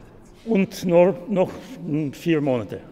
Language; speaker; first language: German; non-native, learner; Russian